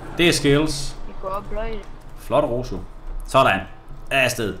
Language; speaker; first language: Danish; native; Danish